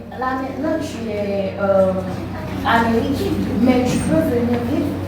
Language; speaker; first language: French; non-native, local second language; Haitian Creole